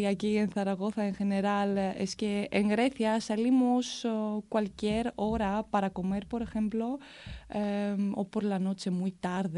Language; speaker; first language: Spanish; non-native, fluent; Greek